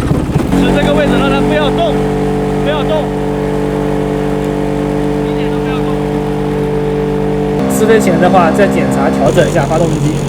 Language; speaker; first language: Chinese; native; Chinese